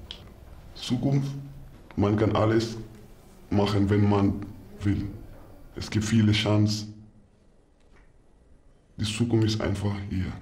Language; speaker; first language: German; non-native, learner; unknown